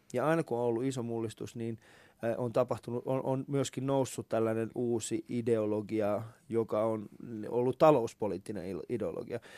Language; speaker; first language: Finnish; early bilingual, other home language; Persian